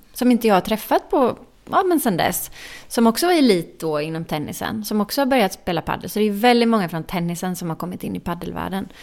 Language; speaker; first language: Swedish; native; Swedish